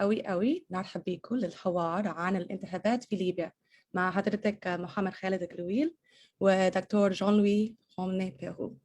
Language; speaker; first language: Arabic; non-native, fluent; English